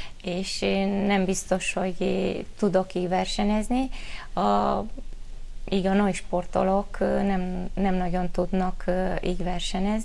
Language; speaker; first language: Hungarian; non-native, fluent; Romanian